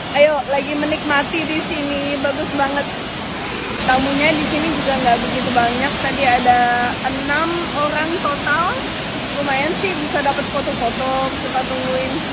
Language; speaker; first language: Indonesian; non-native, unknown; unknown